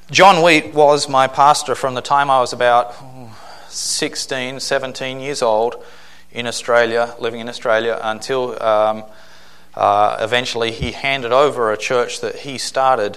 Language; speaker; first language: English; native; English